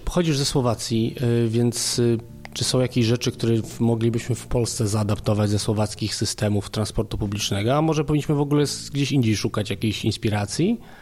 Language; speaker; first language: Polish; native; Polish